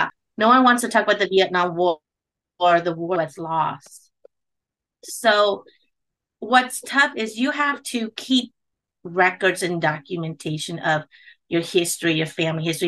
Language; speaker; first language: English; early bilingual, other home language; Khmer